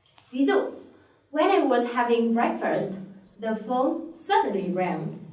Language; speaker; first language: English; non-native, fluent; Vietnamese